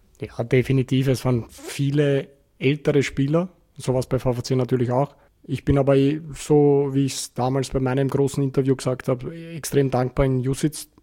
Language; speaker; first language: German; native; German